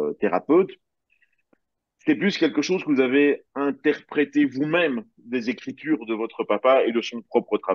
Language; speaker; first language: French; native; French